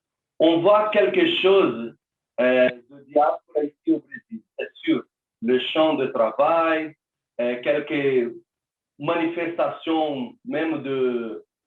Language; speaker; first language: French; non-native, learner; Portuguese